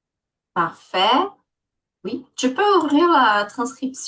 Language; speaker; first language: French; non-native, fluent; Portuguese